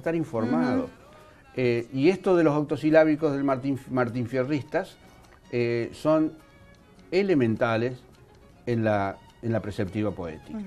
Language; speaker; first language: Spanish; native; Spanish